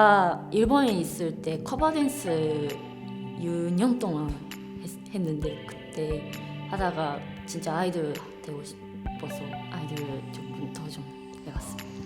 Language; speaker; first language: Korean; non-native, fluent; Japanese